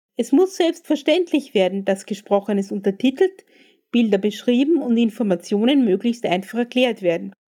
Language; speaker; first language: German; native; German